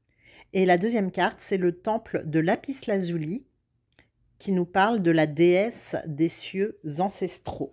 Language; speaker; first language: French; native; French